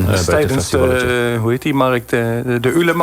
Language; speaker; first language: Dutch; native; Dutch